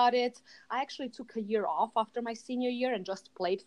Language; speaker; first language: English; non-native, fluent; Serbian